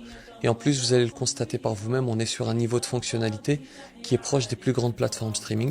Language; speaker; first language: French; native; French